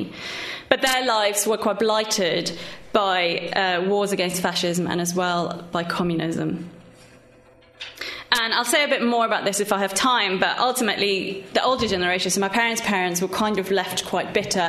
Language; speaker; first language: English; non-native, fluent; Swedish